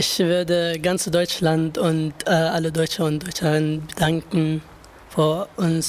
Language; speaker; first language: German; non-native, learner; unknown